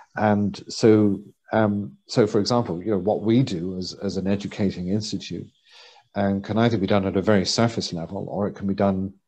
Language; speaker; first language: English; native; English